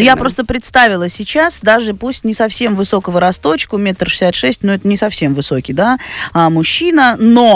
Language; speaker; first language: Russian; native; Russian